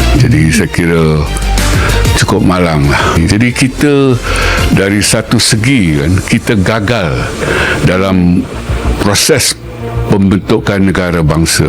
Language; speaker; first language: Malay; native; Malay